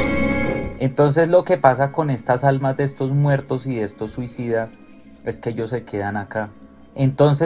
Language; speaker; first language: Spanish; native; Spanish